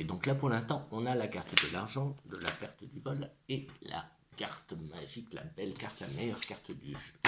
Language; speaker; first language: French; native; French